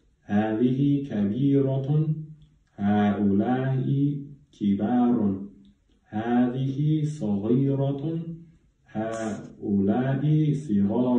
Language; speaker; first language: Arabic; non-native, learner; English